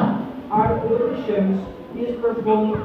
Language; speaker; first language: English; non-native, learner; Indonesian